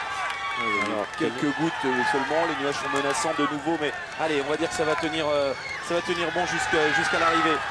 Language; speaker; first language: French; native; French